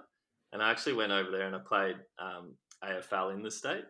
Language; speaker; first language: English; native; English